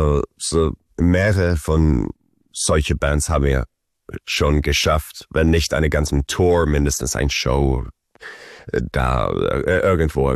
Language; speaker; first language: German; early bilingual, heritage; Swedish